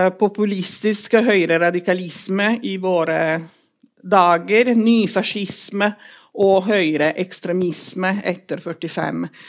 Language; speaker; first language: Norwegian; non-native, fluent; Italian